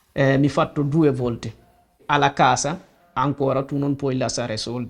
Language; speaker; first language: Italian; non-native, learner; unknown